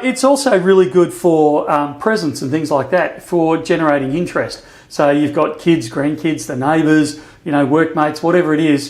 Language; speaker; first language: English; native; English